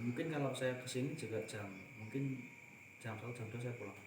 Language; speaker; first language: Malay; non-native, local second language; Javanese